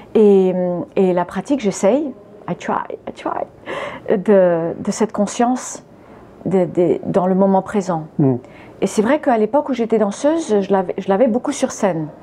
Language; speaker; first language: French; early bilingual, other home language; English